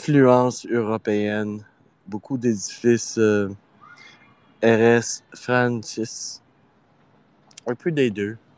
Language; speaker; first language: French; non-native, fluent; English